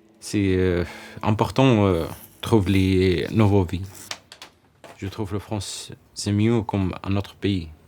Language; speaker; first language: French; non-native, learner; Arabic